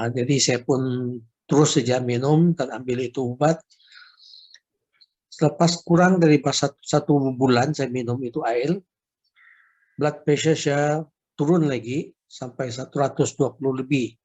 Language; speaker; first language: Indonesian; non-native, local second language; Chinese